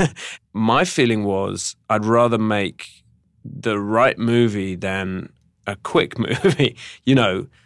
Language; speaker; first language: English; native; English